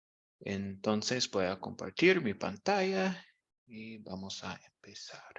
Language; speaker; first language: Spanish; non-native, fluent; English